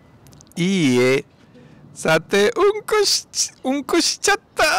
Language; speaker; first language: Japanese; non-native, learner; Spanish